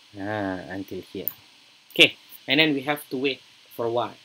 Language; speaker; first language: English; non-native, local second language; Malay